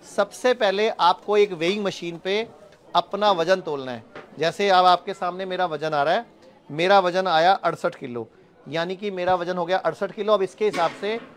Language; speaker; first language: Hindi; native; Hindi